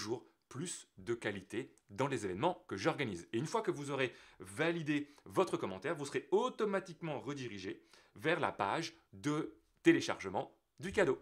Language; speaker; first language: French; native; French